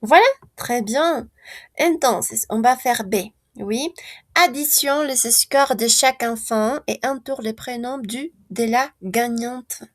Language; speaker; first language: French; non-native, fluent; Spanish